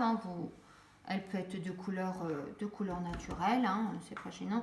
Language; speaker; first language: French; native; French